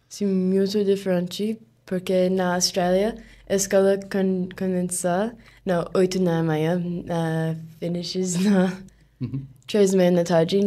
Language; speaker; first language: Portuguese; non-native, learner; English